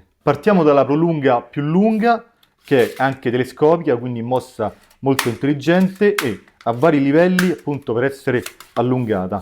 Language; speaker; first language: Italian; native; Italian